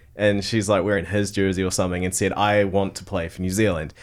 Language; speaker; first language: English; native; English